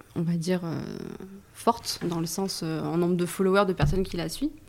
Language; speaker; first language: French; native; French